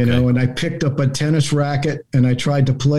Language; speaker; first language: English; native; English